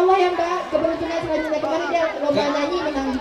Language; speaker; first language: Malay; native; Malay